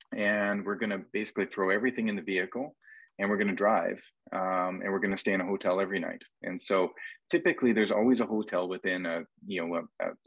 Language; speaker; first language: English; native; English